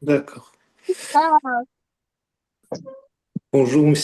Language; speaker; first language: French; non-native, learner; Azerbaijani